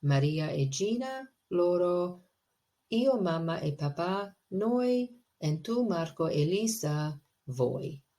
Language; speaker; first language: Italian; non-native, fluent; English